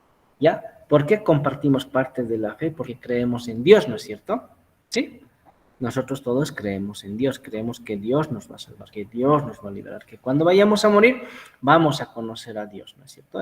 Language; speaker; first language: Spanish; native; Spanish